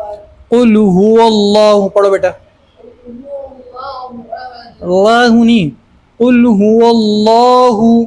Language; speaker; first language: Hindi; native; Hindi